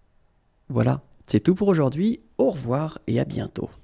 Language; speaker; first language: French; native; French